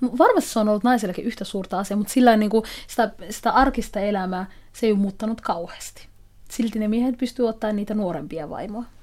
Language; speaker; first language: Finnish; non-native, fluent; Somali